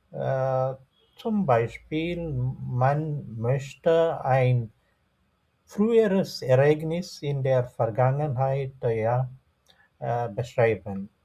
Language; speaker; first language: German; non-native, fluent; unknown